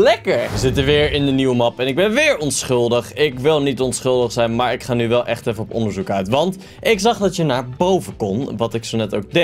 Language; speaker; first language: Dutch; native; Dutch